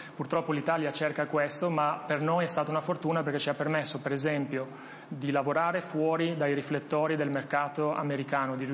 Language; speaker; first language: Italian; non-native, fluent; Albanian